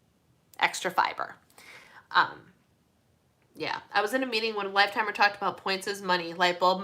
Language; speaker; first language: English; native; English